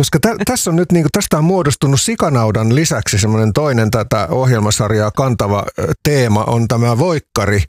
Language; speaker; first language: Finnish; native; Finnish